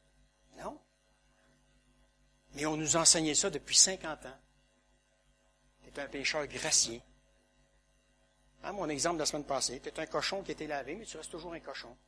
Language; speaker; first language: French; native; French